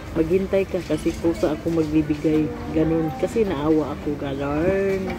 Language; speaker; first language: Filipino; non-native, local second language; Cebuano